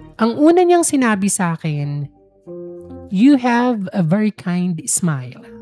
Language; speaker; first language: Filipino; non-native, local second language; Waray